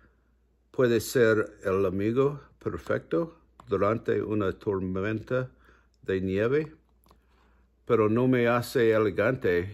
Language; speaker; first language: Spanish; non-native, learner; English